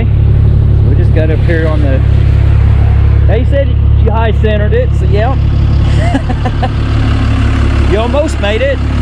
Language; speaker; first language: English; native; English